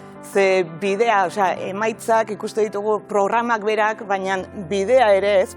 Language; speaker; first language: Basque; native; Basque